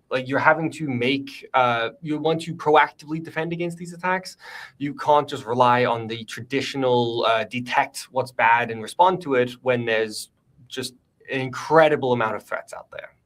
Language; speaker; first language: English; native; English